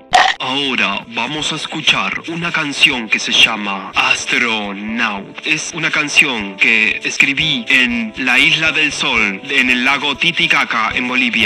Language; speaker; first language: Spanish; native; Spanish